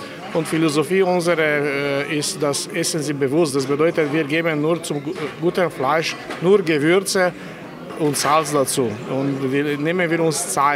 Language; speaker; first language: German; non-native, fluent; Slovenian